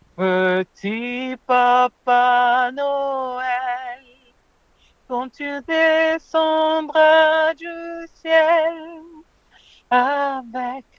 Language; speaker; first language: French; non-native, fluent; Portuguese